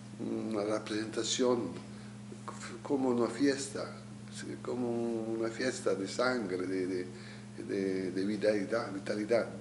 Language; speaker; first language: Spanish; non-native, learner; Italian